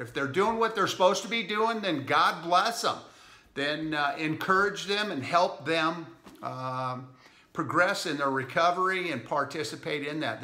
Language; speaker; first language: English; native; English